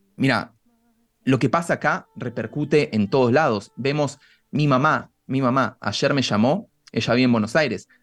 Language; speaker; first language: Spanish; native; Spanish